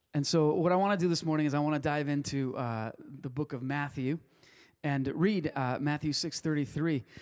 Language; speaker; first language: English; early bilingual, other home language; Spanish